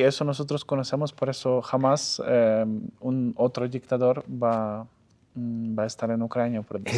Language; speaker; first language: Spanish; non-native, fluent; Ukrainian